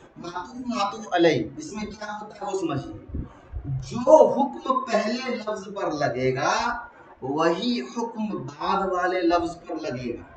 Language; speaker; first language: Urdu; native; Urdu